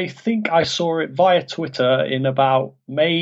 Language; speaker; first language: English; native; English